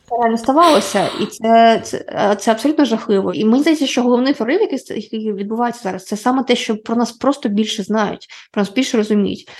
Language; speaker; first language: Ukrainian; non-native, local second language; Russian